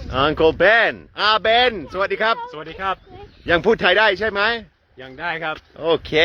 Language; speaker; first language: Thai; non-native, fluent; English